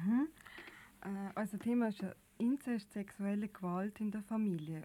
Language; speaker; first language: German; native; German